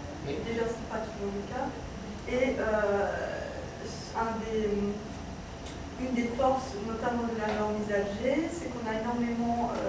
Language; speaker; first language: French; native; French